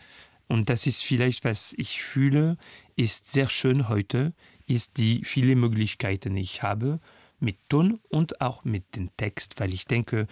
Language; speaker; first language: German; non-native, fluent; French